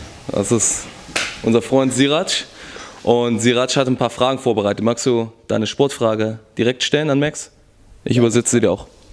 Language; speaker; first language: German; native; German